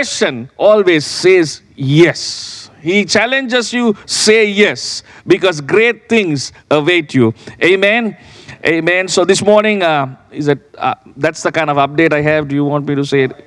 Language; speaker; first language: English; non-native, local second language; Sinhala